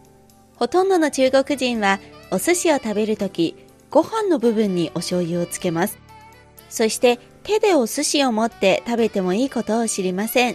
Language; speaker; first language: Japanese; non-native, fluent; Chinese